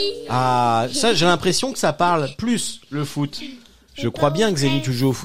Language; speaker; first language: French; native; French